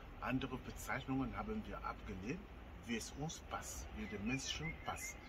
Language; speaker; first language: German; non-native, fluent; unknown